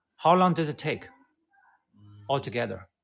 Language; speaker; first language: English; non-native, fluent; Chinese